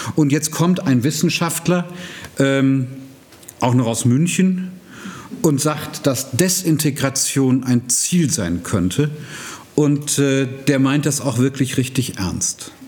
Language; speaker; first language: German; native; German